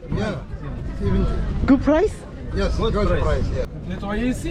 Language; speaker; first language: English; non-native, learner; Arabic